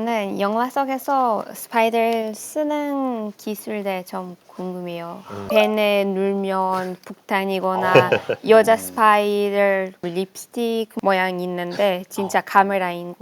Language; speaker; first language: Korean; non-native, fluent; Hebrew